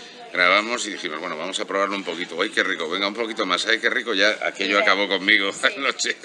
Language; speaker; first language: Spanish; native; Spanish